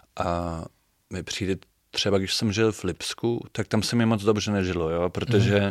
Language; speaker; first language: Czech; non-native, fluent; German